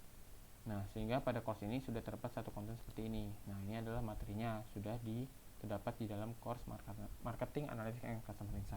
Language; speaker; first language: Indonesian; native; Indonesian